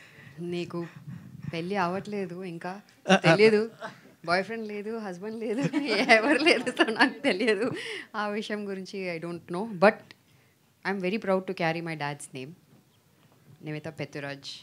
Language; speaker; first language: Telugu; non-native, fluent; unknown